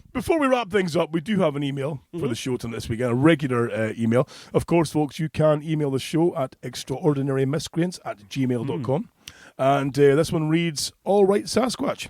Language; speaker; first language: English; native; English